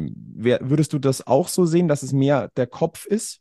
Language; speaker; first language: German; native; German